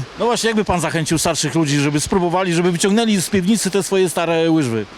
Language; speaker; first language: Polish; native; Polish